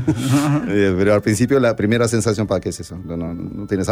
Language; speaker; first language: Spanish; non-native, fluent; Armenian